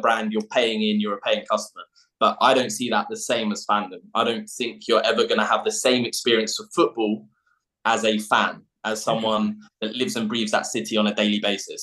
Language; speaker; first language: English; native; English